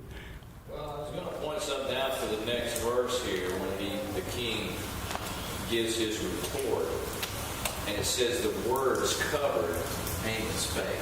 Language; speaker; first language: English; native; English